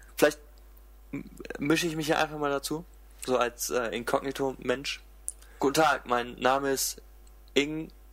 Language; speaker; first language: German; native; German